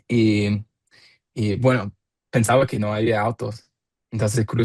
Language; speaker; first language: Spanish; non-native, learner; English